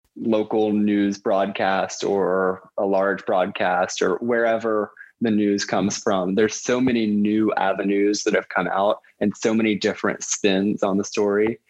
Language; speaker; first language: English; native; English